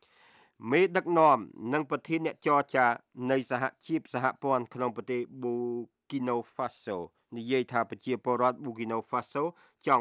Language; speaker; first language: Khmer; native; Khmer